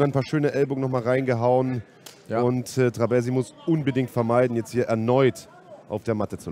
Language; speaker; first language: German; native; German